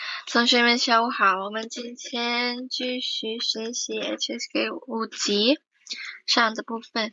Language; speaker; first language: Chinese; non-native, fluent; Indonesian